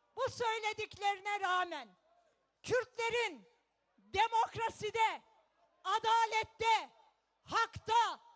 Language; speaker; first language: Turkish; native; Turkish